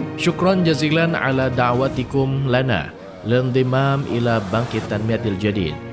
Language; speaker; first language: Arabic; non-native, fluent; Indonesian